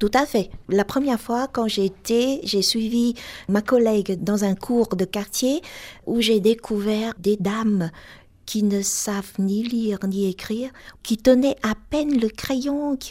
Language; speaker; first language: French; non-native, fluent; Vietnamese